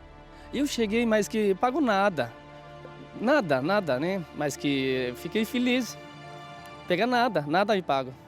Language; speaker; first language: Portuguese; non-native, learner; Bangla